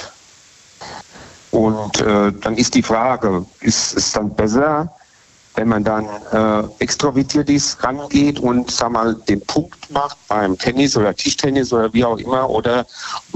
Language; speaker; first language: German; native; German